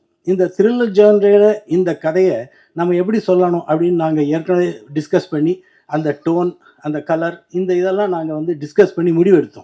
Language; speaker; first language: Tamil; native; Tamil